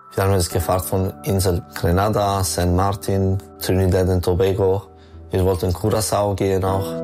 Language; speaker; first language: German; non-native, local second language; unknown